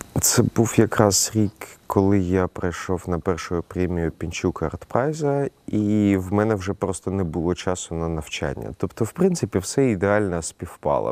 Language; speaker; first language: Ukrainian; non-native, local second language; Russian